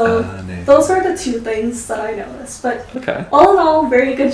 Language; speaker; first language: English; early bilingual, other home language; Korean